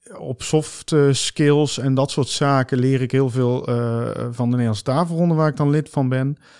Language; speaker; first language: Dutch; native; Dutch